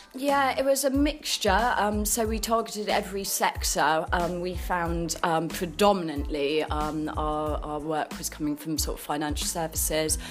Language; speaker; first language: English; native; English